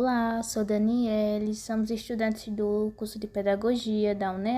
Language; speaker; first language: Portuguese; native; Portuguese